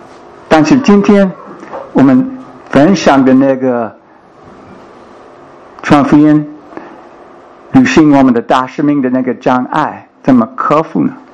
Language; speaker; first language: Chinese; non-native, fluent; English